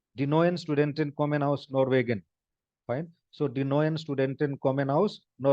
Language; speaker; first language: German; non-native, fluent; Hindi